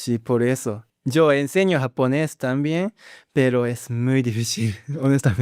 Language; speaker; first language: Spanish; non-native, learner; Japanese